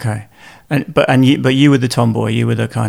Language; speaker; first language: English; native; English